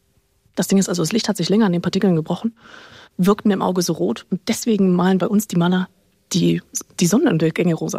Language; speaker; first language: German; native; German